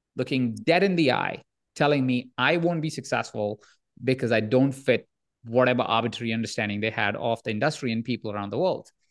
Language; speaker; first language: English; non-native, local second language; Hindi